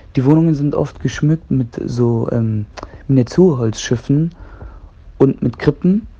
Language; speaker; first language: German; non-native, fluent; Greek